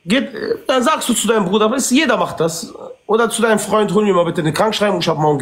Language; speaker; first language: German; early bilingual, other home language; Arabic